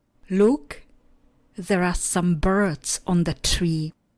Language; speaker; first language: English; non-native, fluent; Czech